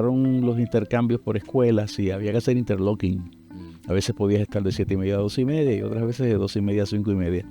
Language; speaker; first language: Spanish; native; Spanish